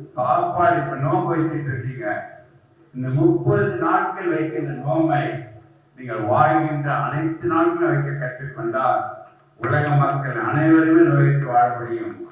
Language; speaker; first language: Tamil; native; Tamil